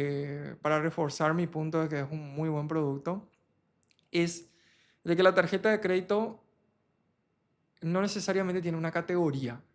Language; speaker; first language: Spanish; native; Spanish